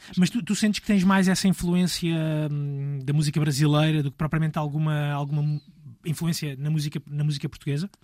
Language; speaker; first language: Portuguese; native; Portuguese